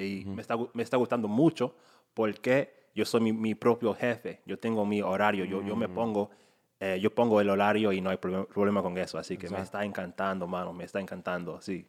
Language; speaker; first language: Spanish; non-native, fluent; English